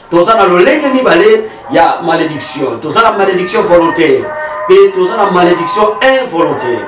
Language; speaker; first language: French; non-native, local second language; Lingala